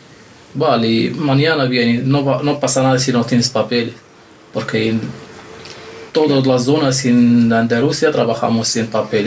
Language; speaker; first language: Spanish; non-native, learner; Arabic